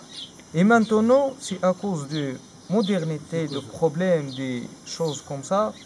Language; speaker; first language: French; non-native, learner; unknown